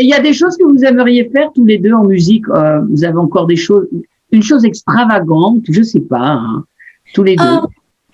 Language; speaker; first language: French; native; French